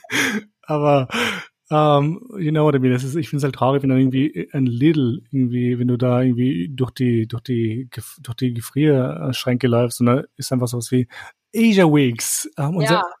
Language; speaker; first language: German; early bilingual, other home language; Albanian